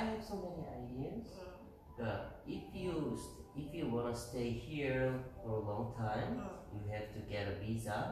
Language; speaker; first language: English; non-native, learner; Korean